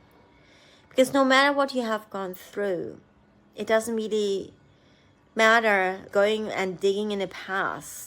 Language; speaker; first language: English; non-native, fluent; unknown